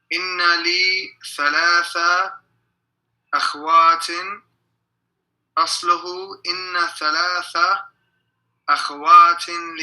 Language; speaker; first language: Arabic; non-native, learner; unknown